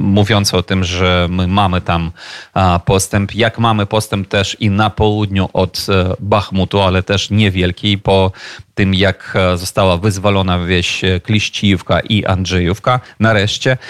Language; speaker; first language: Polish; non-native, fluent; Ukrainian